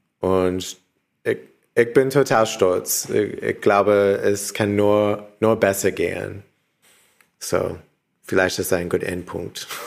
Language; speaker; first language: German; non-native, learner; English